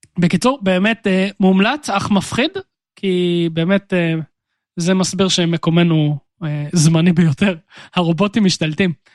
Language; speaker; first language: Hebrew; native; Hebrew